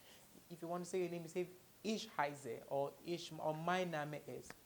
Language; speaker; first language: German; non-native, fluent; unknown